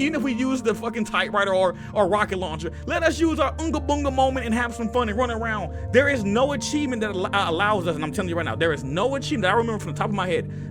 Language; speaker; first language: English; native; English